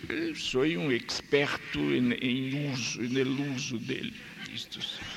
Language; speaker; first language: Spanish; non-native, fluent; Portuguese